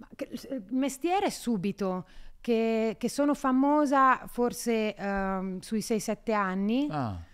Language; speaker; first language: Italian; native; Italian